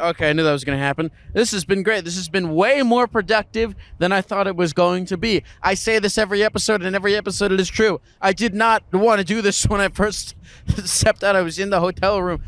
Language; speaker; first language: English; native; English